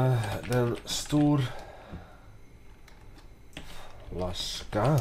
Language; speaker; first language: Swedish; non-native, learner; English